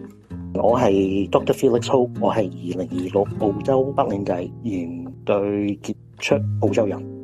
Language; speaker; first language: Cantonese; early bilingual, heritage; Cantonese